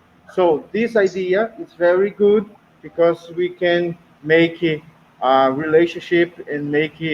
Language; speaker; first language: English; non-native, learner; Portuguese